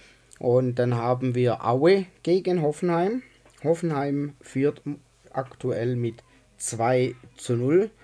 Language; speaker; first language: German; native; German